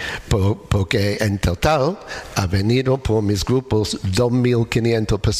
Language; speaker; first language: Spanish; non-native, learner; English